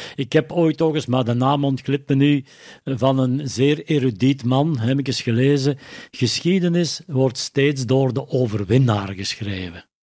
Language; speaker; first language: Dutch; native; Dutch